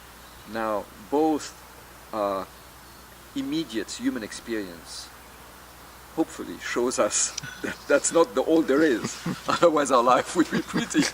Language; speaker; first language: English; non-native, fluent; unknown